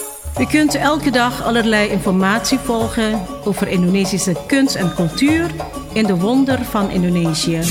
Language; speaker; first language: Dutch; non-native, fluent; Indonesian